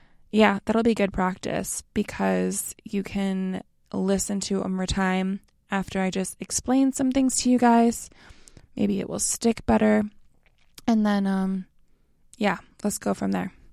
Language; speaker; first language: English; native; English